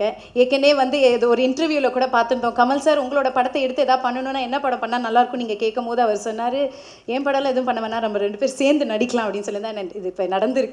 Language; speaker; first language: Tamil; native; Tamil